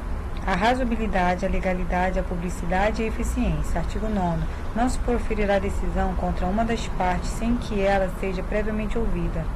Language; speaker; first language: Portuguese; native; Portuguese